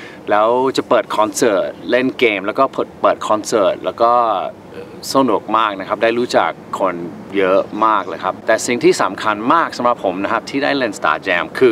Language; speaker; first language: Thai; non-native, fluent; English